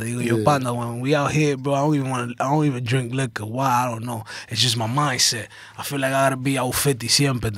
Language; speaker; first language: English; early bilingual, other home language; Spanish